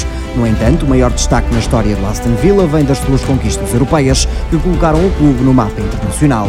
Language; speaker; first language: Portuguese; native; Portuguese